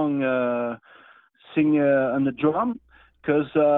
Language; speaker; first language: English; non-native, learner; Innu-aimun